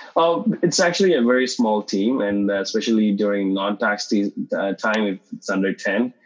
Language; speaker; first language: English; non-native, local second language; Tamil